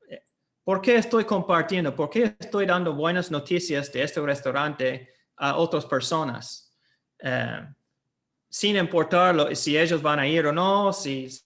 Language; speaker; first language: Spanish; non-native, fluent; English